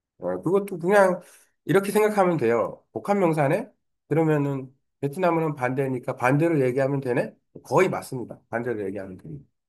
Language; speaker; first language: Korean; native; Korean